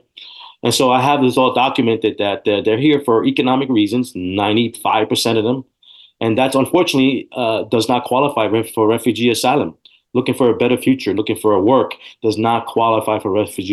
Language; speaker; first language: English; native; English